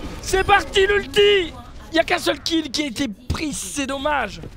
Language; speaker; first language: French; native; French